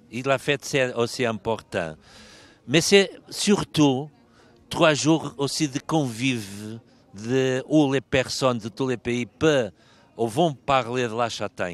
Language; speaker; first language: French; non-native, fluent; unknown